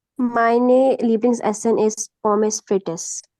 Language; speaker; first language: German; non-native, learner; Urdu